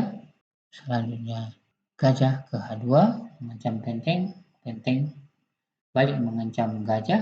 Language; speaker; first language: Indonesian; native; Indonesian